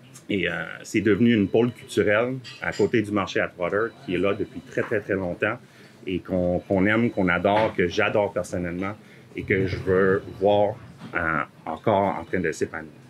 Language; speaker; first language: French; early bilingual, heritage; French